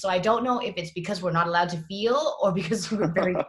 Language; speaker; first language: English; native; English